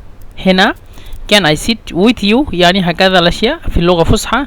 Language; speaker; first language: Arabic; non-native, fluent; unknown